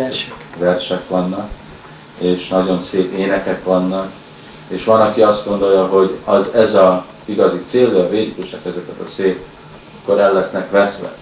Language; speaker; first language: Hungarian; early bilingual, heritage; Hungarian